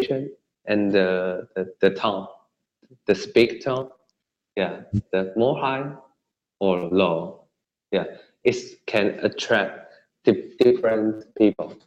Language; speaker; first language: English; non-native, learner; Chinese